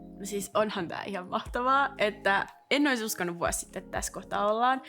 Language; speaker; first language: Finnish; non-native, local second language; Swedish